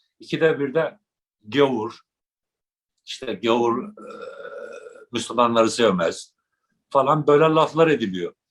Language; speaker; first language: Turkish; native; Turkish